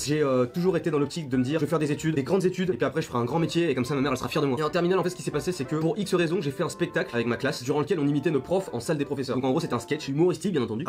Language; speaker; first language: French; native; French